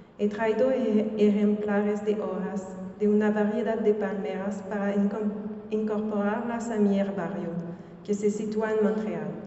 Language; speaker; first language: Spanish; non-native, learner; French